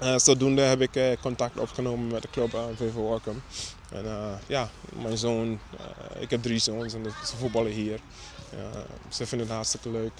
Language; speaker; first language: Dutch; non-native, fluent; English